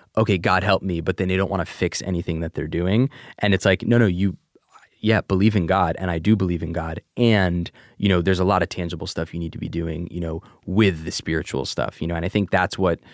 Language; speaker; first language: English; native; English